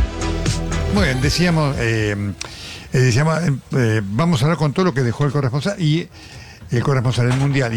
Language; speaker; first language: Spanish; native; Spanish